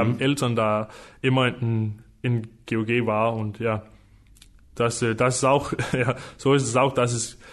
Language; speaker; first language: German; non-native, fluent; Danish